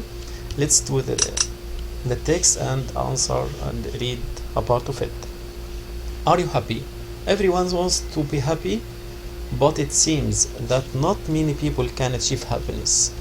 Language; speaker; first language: English; non-native, fluent; Arabic